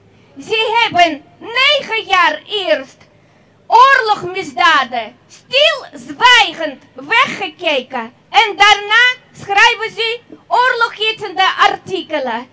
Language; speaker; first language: Dutch; non-native, fluent; Russian